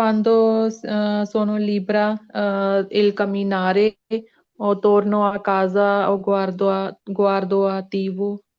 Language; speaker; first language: Italian; non-native, learner; Punjabi